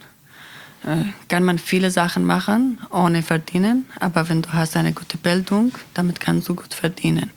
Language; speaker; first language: German; non-native, learner; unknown